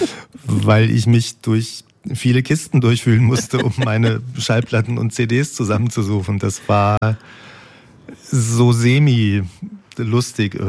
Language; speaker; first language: German; native; German